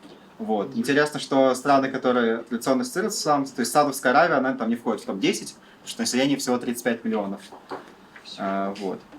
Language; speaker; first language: Russian; native; Russian